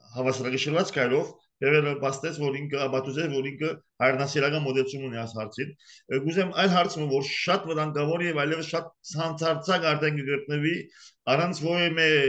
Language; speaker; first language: Armenian; early bilingual, heritage; Armenian